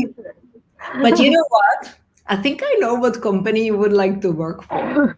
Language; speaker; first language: English; non-native, fluent; Czech